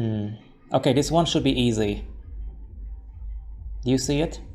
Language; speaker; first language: English; non-native, fluent; Vietnamese